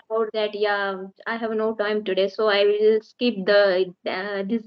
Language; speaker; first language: English; non-native, learner; Marathi